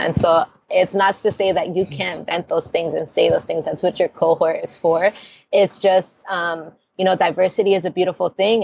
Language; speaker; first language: English; early bilingual, other home language; Spanish